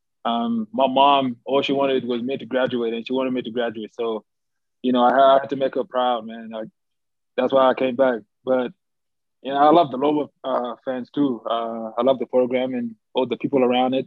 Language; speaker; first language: English; native; English